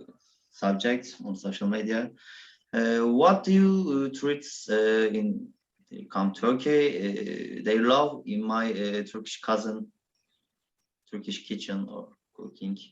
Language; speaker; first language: English; non-native, learner; Turkish